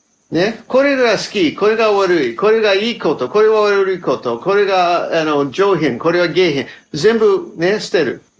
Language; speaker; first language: Japanese; non-native, fluent; English